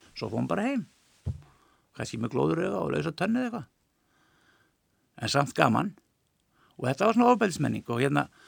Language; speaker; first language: Icelandic; native; Icelandic